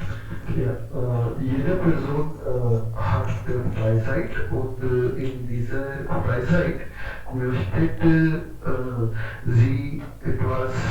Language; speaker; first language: German; non-native, learner; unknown